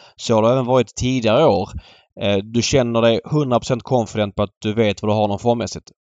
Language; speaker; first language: Swedish; native; Swedish